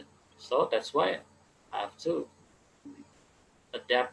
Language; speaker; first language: English; non-native, fluent; Indonesian